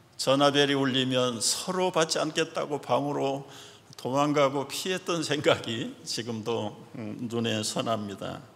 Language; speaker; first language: Korean; native; Korean